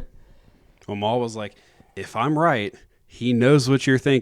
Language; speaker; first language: English; native; English